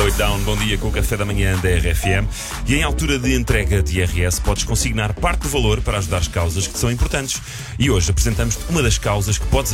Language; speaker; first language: Portuguese; native; Portuguese